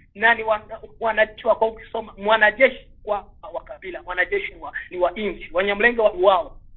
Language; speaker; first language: Swahili; non-native, local second language; Kinyarwanda